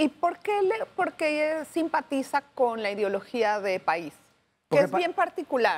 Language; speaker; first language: Spanish; native; Spanish